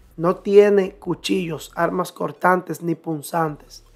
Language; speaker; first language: Spanish; native; Spanish